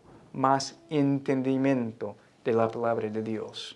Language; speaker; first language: Spanish; non-native, fluent; English